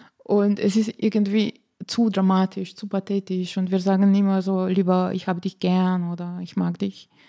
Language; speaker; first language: German; non-native, fluent; Slovenian